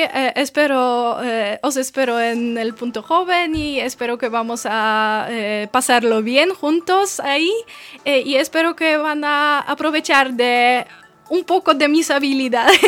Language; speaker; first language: Spanish; non-native, fluent; Polish